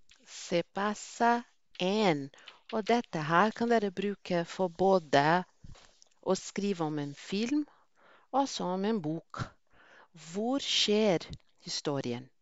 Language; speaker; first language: Norwegian; non-native, fluent; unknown